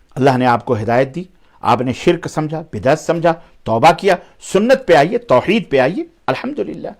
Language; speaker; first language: Urdu; native; Urdu